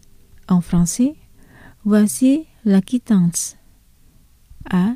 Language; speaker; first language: French; non-native, fluent; Indonesian